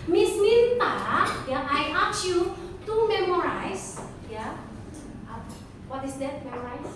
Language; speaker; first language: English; non-native, learner; Indonesian